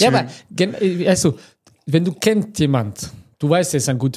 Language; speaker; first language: German; non-native, fluent; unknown